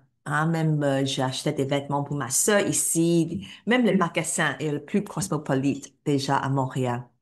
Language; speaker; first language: French; non-native, fluent; Cantonese